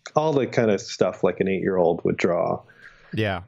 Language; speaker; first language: English; native; English